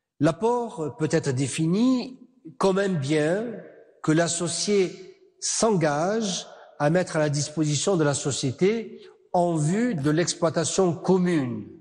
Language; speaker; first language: French; non-native, local second language; Arabic